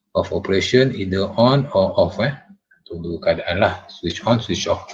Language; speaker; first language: English; non-native, local second language; Malay